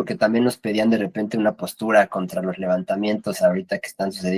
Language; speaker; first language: Spanish; native; Spanish